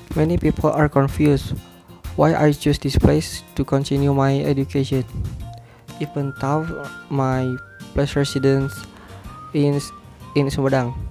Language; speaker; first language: English; non-native, learner; Indonesian